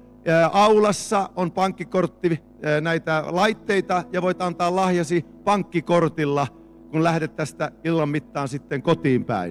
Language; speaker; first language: Finnish; native; Finnish